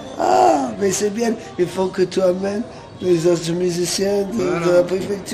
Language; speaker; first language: French; non-native, fluent; English